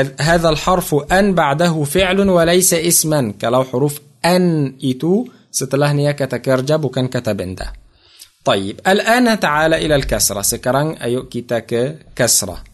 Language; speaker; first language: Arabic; non-native, fluent; Indonesian